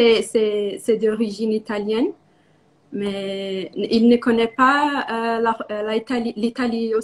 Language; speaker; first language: French; non-native, learner; Portuguese